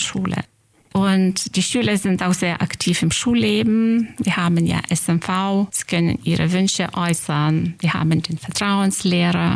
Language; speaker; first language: German; non-native, fluent; Lithuanian